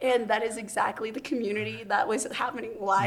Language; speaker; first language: English; native; English